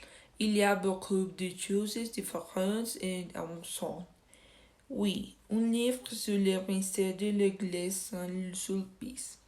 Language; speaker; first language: French; non-native, learner; Spanish